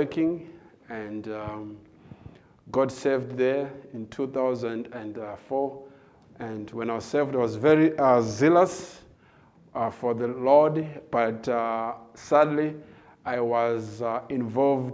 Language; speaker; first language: English; non-native, local second language; Nyanja